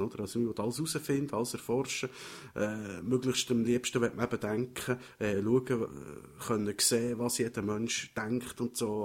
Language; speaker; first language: German; native; German